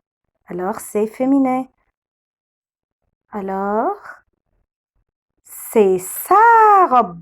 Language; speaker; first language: French; non-native, fluent; Arabic